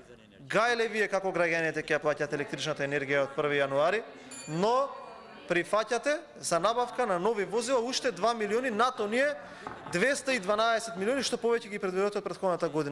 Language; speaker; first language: Macedonian; native; Macedonian